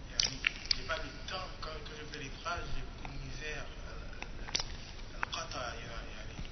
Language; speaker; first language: Arabic; non-native, learner; French